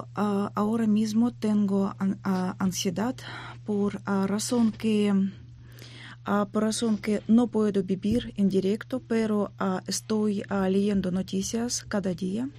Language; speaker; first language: Spanish; non-native, learner; Ukrainian